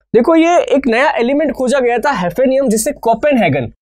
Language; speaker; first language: Hindi; native; Hindi